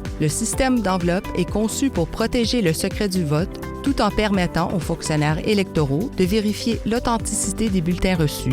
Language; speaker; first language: French; native; French